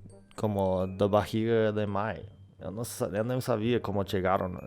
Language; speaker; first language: Portuguese; non-native, learner; English